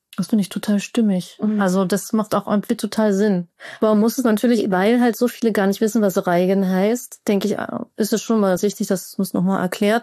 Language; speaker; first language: German; native; German